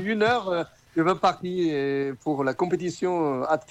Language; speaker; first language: French; non-native, learner; Chinese